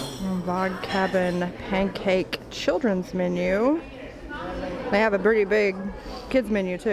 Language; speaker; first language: English; native; English